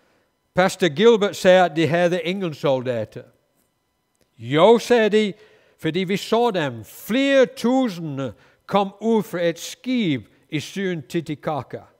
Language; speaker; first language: Danish; non-native, fluent; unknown